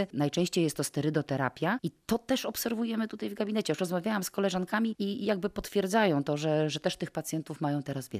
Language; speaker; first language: Polish; native; Polish